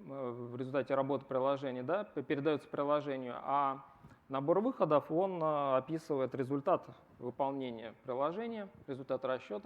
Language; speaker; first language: Russian; native; Russian